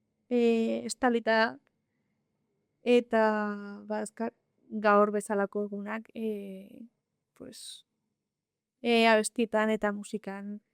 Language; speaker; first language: Basque; non-native, local second language; Spanish